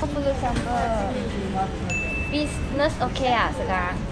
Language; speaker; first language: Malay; non-native, local second language; Chinese